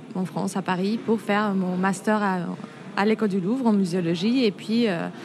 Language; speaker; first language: French; non-native, fluent; Spanish